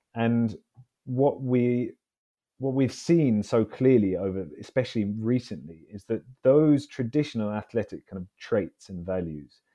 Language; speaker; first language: English; native; English